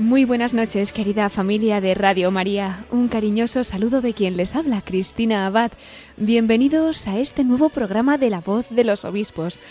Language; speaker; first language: Spanish; native; Spanish